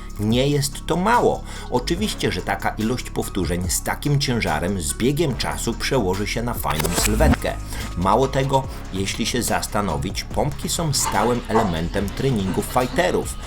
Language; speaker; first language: Polish; native; Polish